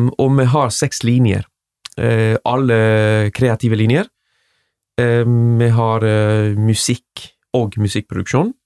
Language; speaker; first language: Norwegian; non-native, fluent; Spanish